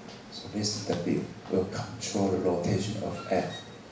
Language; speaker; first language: English; non-native, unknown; Chinese